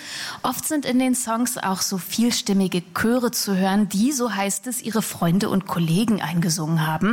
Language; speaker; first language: German; native; German